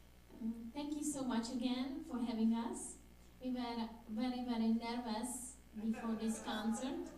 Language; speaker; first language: English; non-native, fluent; Czech